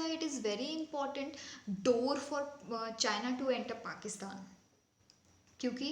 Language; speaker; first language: Hindi; native; Hindi